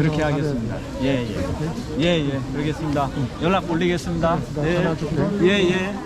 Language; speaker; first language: Korean; native; Korean